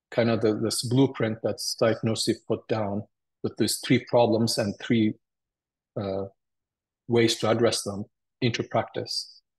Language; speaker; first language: English; early bilingual, other home language; Turkish